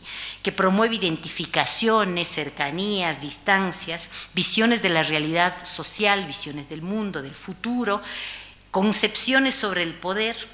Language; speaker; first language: Spanish; native; Spanish